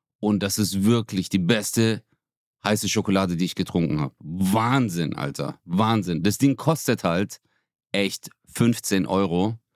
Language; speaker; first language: German; early bilingual, other home language; Turkish